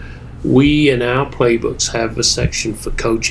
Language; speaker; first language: English; native; English